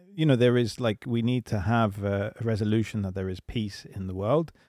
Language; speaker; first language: English; native; English